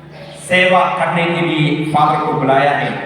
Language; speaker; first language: Hindi; non-native, local second language; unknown